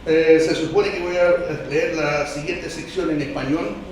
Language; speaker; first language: Spanish; early bilingual, heritage; Spanish